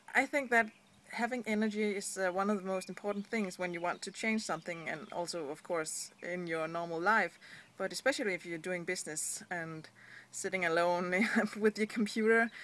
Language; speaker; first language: English; non-native, fluent; Danish